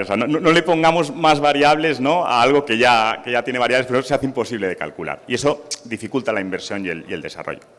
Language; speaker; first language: Spanish; native; Spanish